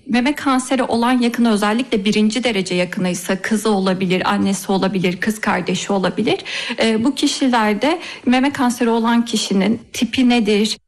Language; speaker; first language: Turkish; native; Turkish